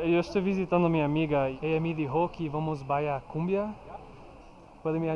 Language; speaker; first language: Spanish; non-native, learner; English